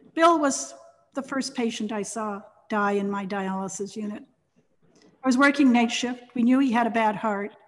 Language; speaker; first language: English; native; English